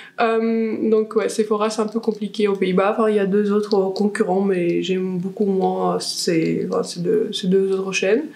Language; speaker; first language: French; non-native, fluent; Russian